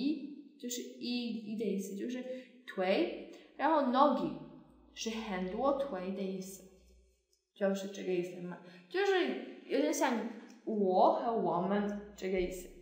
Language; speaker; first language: Chinese; non-native, fluent; Polish